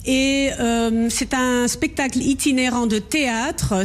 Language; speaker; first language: French; non-native, local second language; Dutch